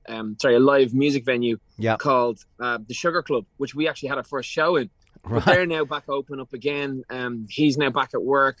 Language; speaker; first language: English; native; English